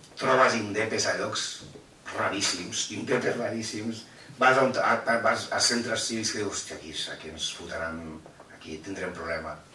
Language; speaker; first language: Catalan; non-native, local second language; Spanish